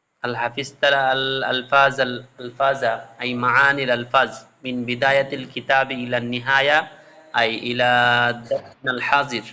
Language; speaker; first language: Arabic; non-native, fluent; Bangla